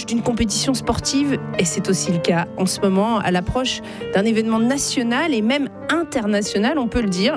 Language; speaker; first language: French; native; French